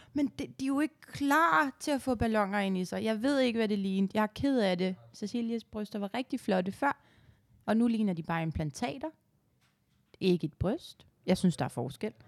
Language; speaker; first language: Danish; native; Danish